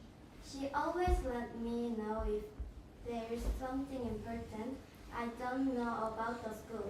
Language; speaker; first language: English; non-native, learner; Korean